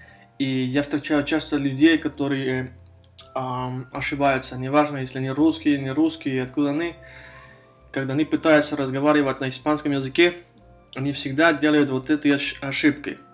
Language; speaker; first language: Russian; non-native, fluent; Spanish